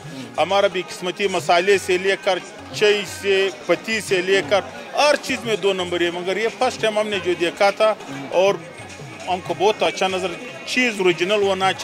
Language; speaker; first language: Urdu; non-native, local second language; Pashto